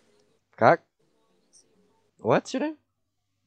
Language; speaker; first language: English; non-native, learner; Indonesian